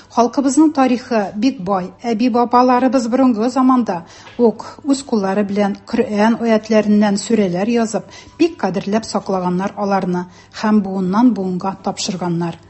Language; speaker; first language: Tatar; native; Tatar